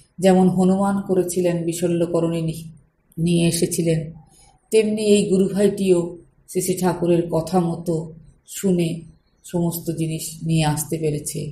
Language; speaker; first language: Bangla; native; Bangla